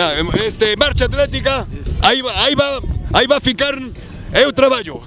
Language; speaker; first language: Portuguese; non-native, learner; Spanish